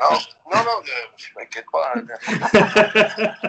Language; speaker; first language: French; non-native, local second language; Dutch